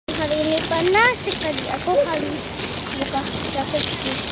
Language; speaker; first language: Indonesian; non-native, learner; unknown